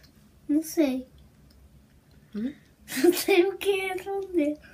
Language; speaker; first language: Portuguese; early bilingual, heritage; Portuguese